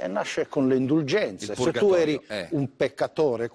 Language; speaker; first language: Italian; native; Italian